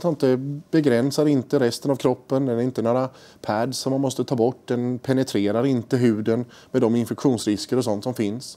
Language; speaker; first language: Swedish; native; Swedish